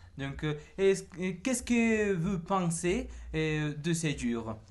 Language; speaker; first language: French; non-native, learner; Spanish